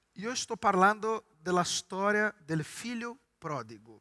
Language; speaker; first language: Italian; non-native, fluent; Portuguese